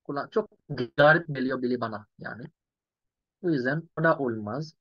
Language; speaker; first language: Turkish; non-native, fluent; Yoruba